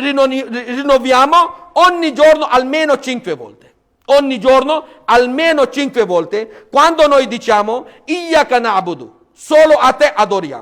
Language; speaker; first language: Italian; non-native, fluent; Urdu